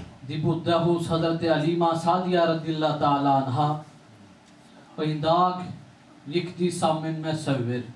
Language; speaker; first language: Norwegian; non-native, local second language; Urdu